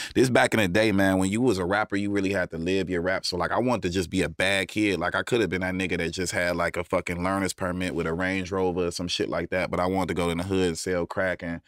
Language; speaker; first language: English; native; English